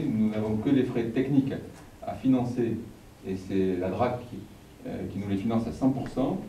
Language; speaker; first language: French; native; French